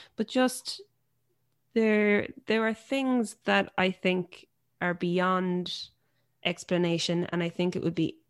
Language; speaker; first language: English; native; English